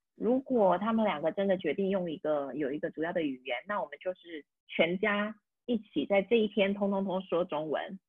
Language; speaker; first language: Chinese; native; Chinese